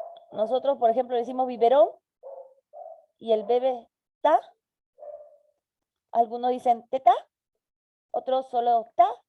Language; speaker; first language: Spanish; native; Spanish